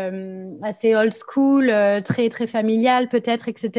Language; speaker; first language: French; native; French